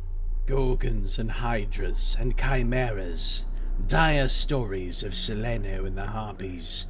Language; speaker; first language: English; native; English